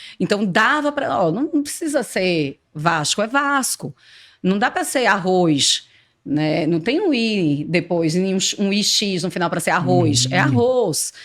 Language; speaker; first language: Portuguese; native; Portuguese